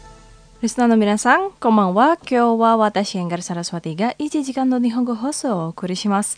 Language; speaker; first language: Japanese; non-native, fluent; Indonesian